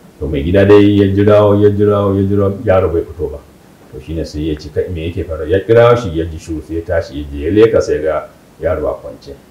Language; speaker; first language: Hausa; non-native, local second language; Kanuri